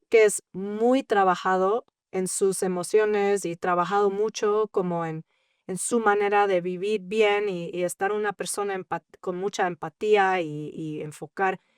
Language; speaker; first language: Spanish; early bilingual, heritage; English